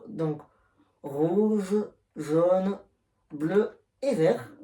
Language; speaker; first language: French; native; French